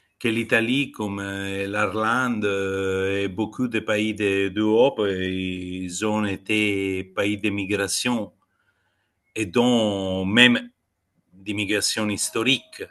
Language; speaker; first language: French; non-native, fluent; Italian